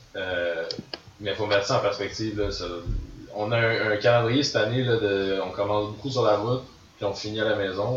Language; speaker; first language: French; native; French